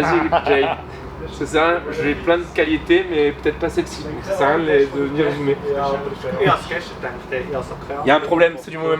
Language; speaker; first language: French; native; French